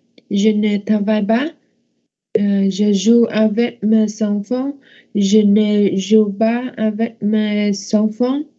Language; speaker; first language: French; non-native, learner; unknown